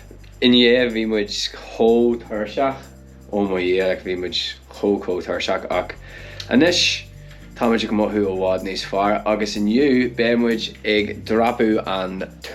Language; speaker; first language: Irish; non-native, local second language; English